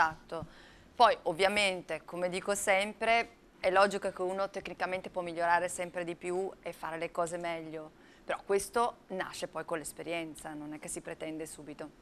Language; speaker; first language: Italian; native; Italian